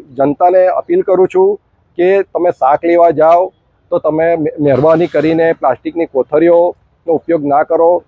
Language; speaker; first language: Gujarati; native; Gujarati